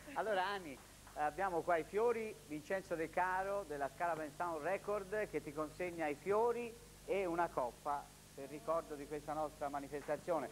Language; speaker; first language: Italian; native; Italian